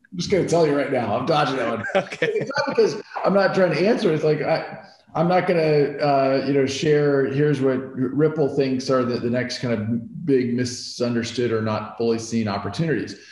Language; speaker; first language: English; native; English